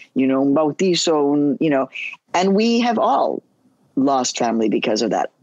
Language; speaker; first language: English; early bilingual, other home language; Spanish